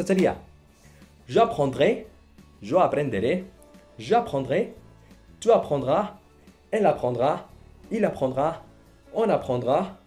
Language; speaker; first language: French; non-native, fluent; Spanish